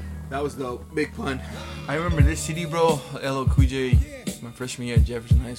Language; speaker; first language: English; early bilingual, other home language; Spanish